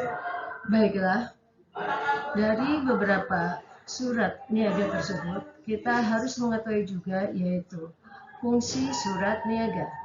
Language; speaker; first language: Indonesian; native; Indonesian